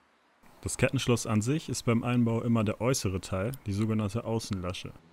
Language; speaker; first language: German; native; German